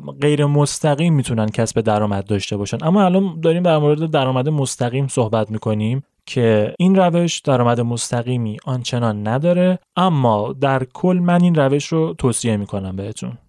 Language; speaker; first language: Persian; native; Persian